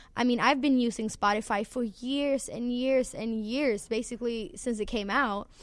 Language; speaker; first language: English; non-native, fluent; Swedish